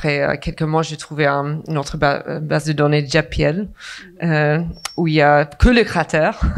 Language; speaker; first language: French; non-native, fluent; English